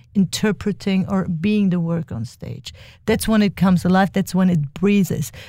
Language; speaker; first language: English; early bilingual, other home language; German